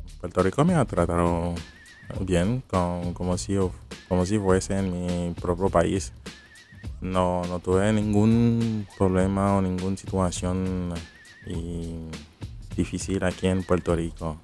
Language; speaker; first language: Spanish; non-native, fluent; Haitian Creole